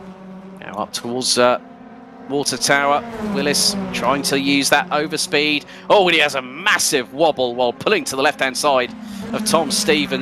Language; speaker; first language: English; native; English